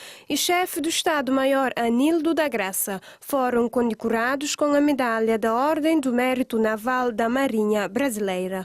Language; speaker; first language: Portuguese; non-native, local second language; Kabuverdianu